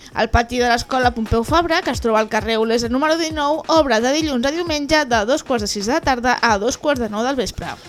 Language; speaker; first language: Catalan; native; Catalan